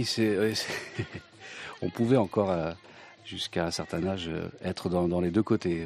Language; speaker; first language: French; early bilingual, other home language; Kabyle